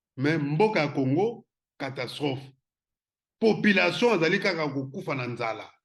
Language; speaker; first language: Lingala; non-native, local second language; Kongo